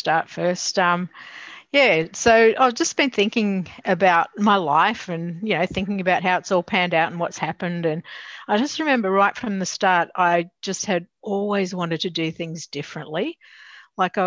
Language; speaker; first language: English; native; English